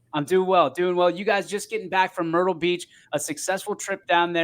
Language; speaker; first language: English; native; English